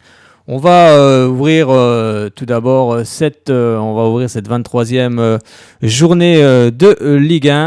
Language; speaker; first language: French; native; French